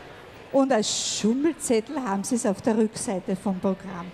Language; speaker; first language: German; native; German